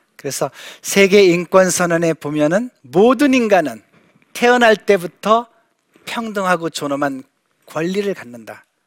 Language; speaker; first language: Korean; native; Korean